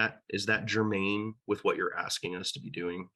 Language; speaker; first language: English; native; English